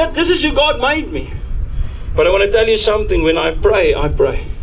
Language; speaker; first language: English; non-native, local second language; Afrikaans